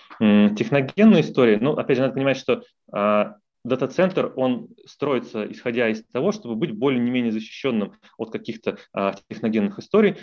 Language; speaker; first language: Russian; native; Russian